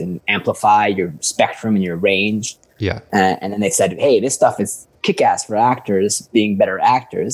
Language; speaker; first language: English; native; English